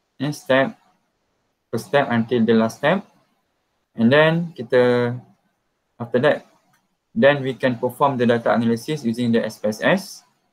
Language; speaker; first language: English; non-native, local second language; Malay